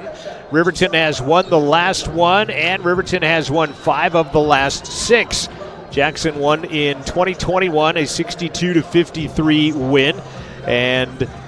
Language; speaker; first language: English; native; English